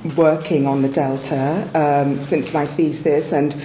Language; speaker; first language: English; native; English